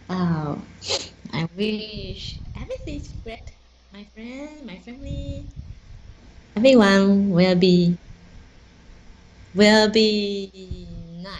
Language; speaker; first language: English; non-native, learner; Chinese